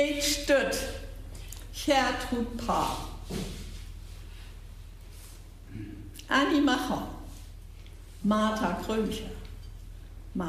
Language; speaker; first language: German; native; German